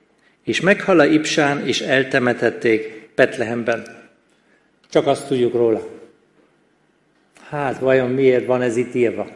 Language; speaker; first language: Hungarian; non-native, fluent; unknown